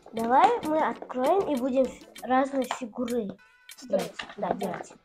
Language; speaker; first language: Russian; non-native, local second language; Kazakh